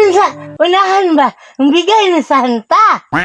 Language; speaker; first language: Filipino; non-native, local second language; Cebuano